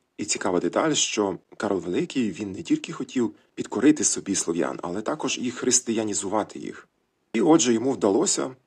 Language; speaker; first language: Ukrainian; native; Ukrainian